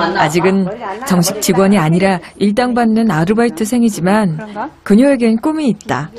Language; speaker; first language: Korean; native; Korean